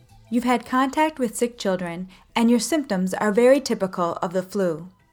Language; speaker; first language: English; native; English